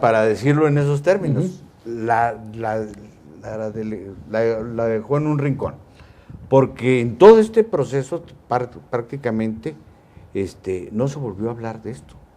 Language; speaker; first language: Spanish; native; Spanish